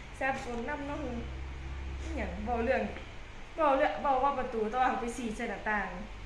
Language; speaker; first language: Thai; native; Thai